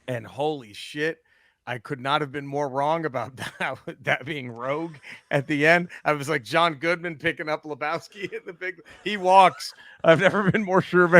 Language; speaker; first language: English; native; English